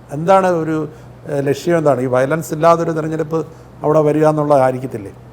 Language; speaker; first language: Malayalam; native; Malayalam